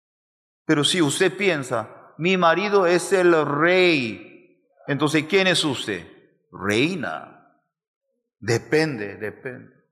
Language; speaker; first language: Spanish; non-native, fluent; Korean